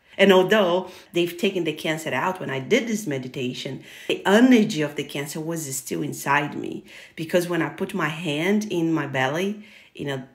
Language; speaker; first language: English; non-native, fluent; Portuguese